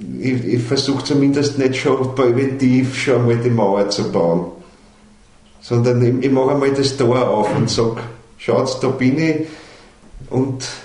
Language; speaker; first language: German; native; German